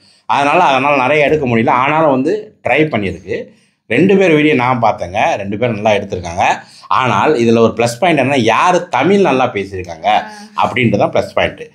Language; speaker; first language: Tamil; native; Tamil